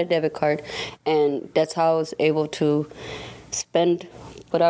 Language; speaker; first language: English; non-native, fluent; German